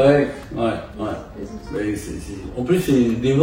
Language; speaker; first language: French; non-native, fluent; Japanese